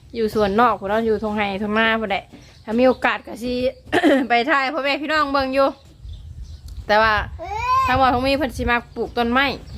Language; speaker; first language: Thai; native; Thai